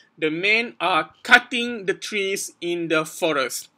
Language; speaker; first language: English; non-native, local second language; Malay